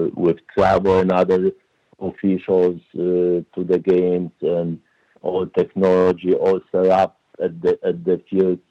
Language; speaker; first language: English; non-native, fluent; Polish